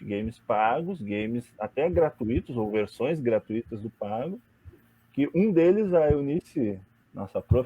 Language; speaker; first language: Portuguese; native; Portuguese